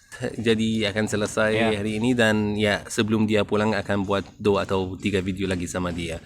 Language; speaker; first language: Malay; non-native, learner; Arabic